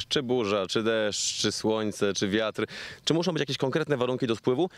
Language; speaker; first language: Polish; native; Polish